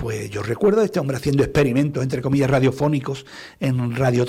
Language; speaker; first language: Spanish; native; Spanish